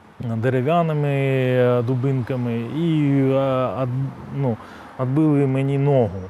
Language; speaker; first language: Ukrainian; non-native, local second language; Russian